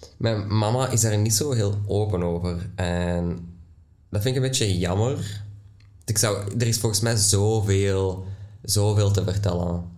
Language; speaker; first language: Dutch; native; Dutch